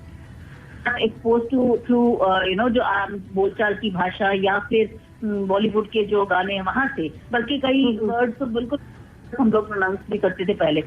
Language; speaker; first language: Hindi; non-native, local second language; Tamil